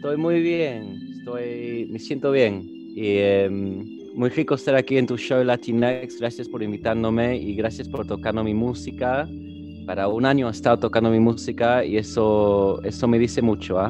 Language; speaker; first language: Spanish; early bilingual, heritage; English